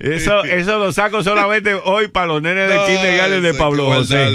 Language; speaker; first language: Spanish; native; Spanish